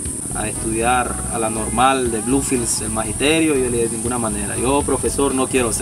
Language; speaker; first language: Spanish; native; Spanish